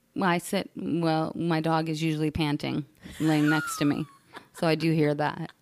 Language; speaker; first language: English; native; English